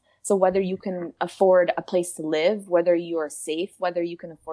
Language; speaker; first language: English; native; English